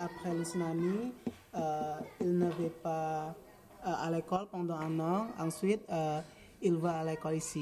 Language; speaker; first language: French; non-native, learner; Indonesian